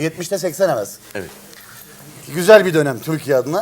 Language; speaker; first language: Turkish; native; Turkish